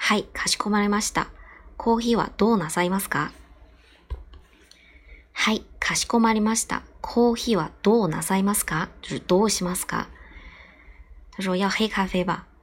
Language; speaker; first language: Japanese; non-native, fluent; Chinese